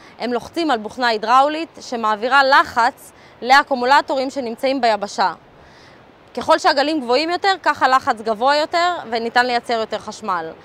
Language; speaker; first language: Hebrew; early bilingual, other home language; Russian